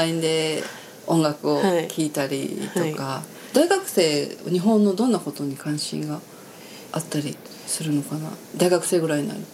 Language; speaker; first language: Japanese; native; Japanese